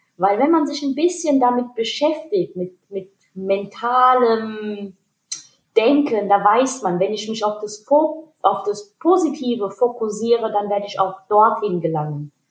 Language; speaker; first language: German; early bilingual, other home language; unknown